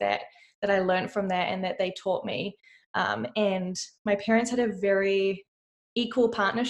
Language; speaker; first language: English; native; English